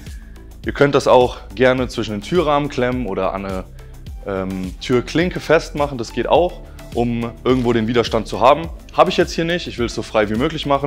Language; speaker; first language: German; native; German